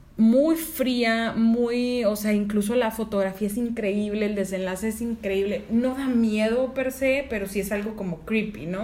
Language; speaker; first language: Spanish; native; Spanish